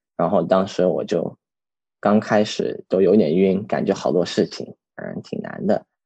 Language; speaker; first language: Chinese; early bilingual, heritage; Chinese